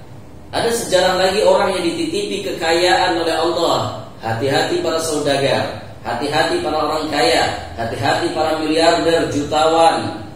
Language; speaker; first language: Indonesian; native; Indonesian